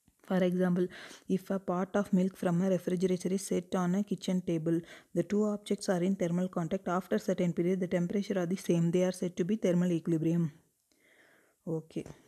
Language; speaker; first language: English; non-native, local second language; Tamil